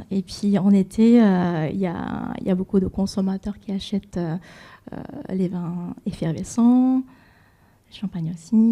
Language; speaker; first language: French; non-native, fluent; Japanese